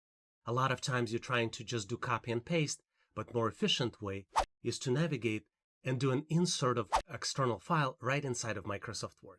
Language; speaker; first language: English; non-native, fluent; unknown